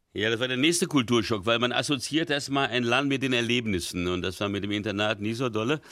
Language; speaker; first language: German; early bilingual, other home language; Hungarian